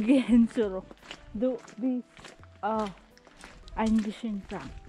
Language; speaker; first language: German; non-native, learner; Filipino